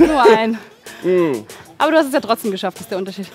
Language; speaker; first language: German; native; German